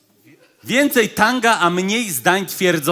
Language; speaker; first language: Polish; native; Polish